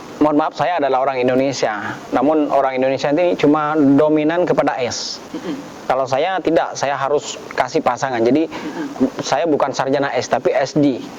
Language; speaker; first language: Indonesian; non-native, local second language; Madurese